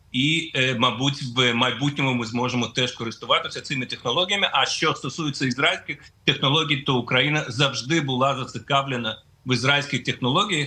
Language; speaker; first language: Ukrainian; non-native, fluent; Russian